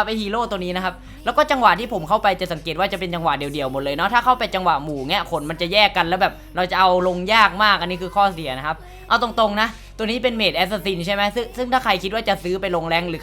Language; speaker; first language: Thai; native; Thai